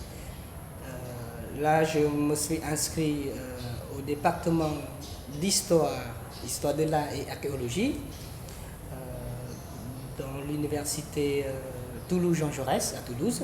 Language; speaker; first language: French; non-native, fluent; Khmer